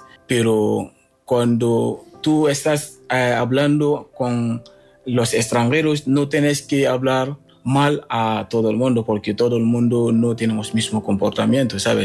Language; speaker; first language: Spanish; non-native, learner; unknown